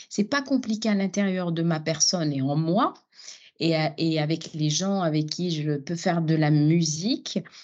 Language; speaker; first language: French; non-native, local second language; Arabic